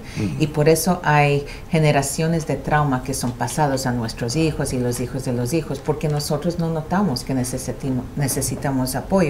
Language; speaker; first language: Spanish; early bilingual, heritage; Spanish